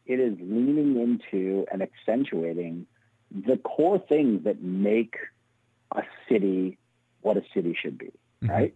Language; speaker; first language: English; native; English